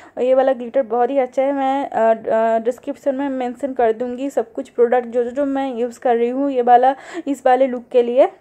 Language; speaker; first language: Hindi; non-native, local second language; Bangla